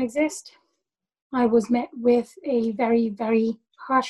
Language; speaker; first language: English; non-native, local second language; Tamil